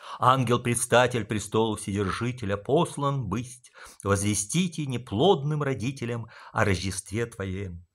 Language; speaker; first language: Russian; non-native, local second language; Ukrainian